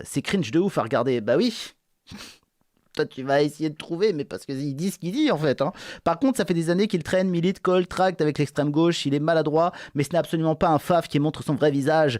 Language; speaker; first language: French; native; French